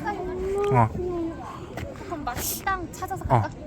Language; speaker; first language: Korean; native; Korean